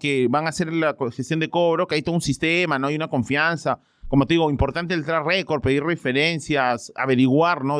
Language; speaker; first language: Spanish; native; Spanish